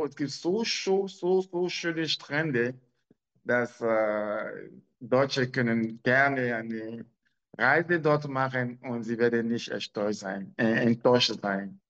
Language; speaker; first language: German; non-native, learner; French